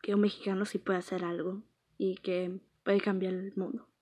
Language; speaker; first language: Spanish; early bilingual, heritage; Spanish